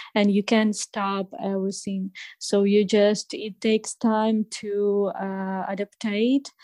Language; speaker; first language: English; non-native, learner; Ukrainian